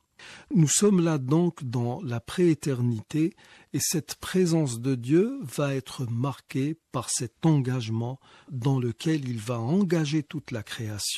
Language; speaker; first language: French; non-native, local second language; Arabic